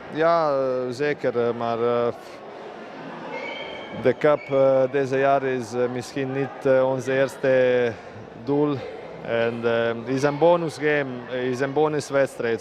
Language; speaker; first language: Dutch; non-native, learner; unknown